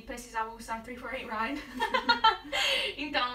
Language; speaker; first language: Portuguese; non-native, learner; English